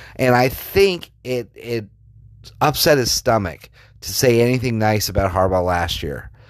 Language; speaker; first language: English; native; English